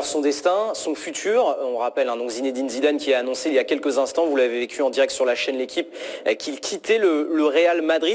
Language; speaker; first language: French; native; French